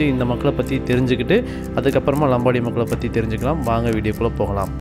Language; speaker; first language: Tamil; native; Tamil